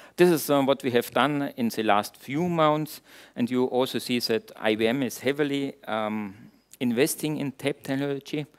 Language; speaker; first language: English; non-native, fluent; German